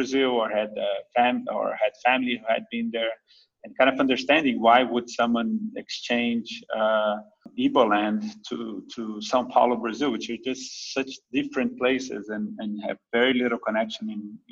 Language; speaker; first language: English; non-native, fluent; Portuguese